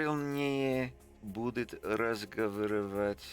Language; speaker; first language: Russian; non-native, learner; English